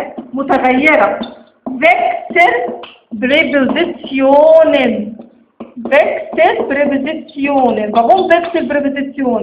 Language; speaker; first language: German; non-native, fluent; Arabic